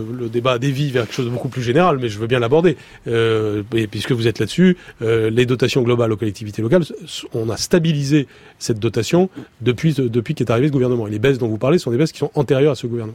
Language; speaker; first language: French; native; French